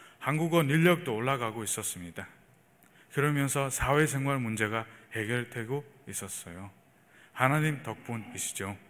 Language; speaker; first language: Korean; non-native, fluent; Mongolian